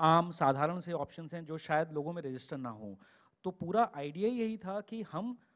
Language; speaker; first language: Hindi; native; Hindi